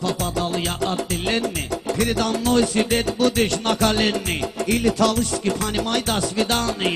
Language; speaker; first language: Russian; non-native, learner; Talysh